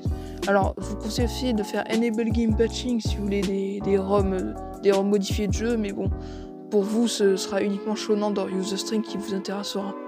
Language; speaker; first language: French; native; French